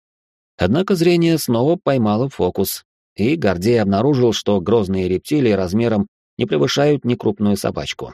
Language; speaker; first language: Russian; native; Russian